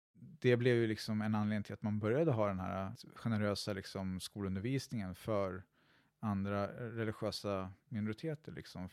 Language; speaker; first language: Swedish; native; Swedish